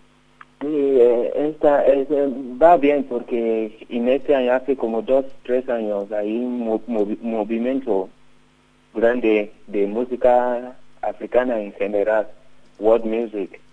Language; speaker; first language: Spanish; non-native, learner; Yoruba